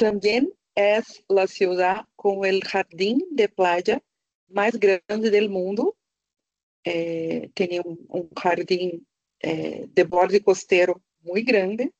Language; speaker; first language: Spanish; non-native, fluent; Portuguese